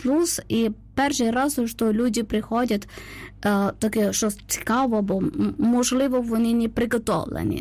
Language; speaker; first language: Ukrainian; non-native, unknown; Malayalam